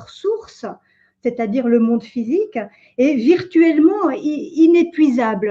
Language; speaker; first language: French; native; French